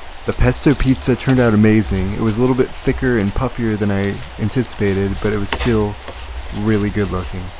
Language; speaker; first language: English; native; English